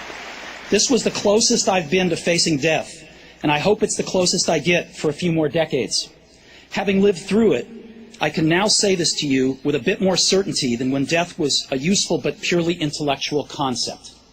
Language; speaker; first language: English; native; English